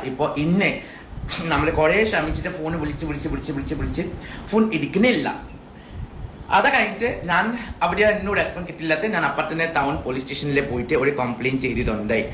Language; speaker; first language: Malayalam; non-native, fluent; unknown